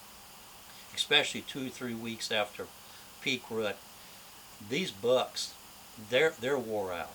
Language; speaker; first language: English; native; English